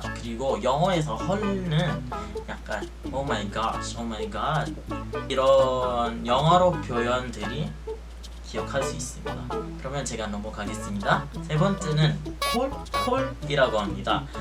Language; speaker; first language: Korean; non-native, fluent; Filipino